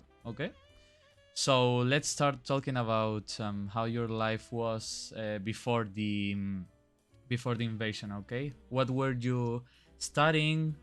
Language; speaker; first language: English; non-native, fluent; Spanish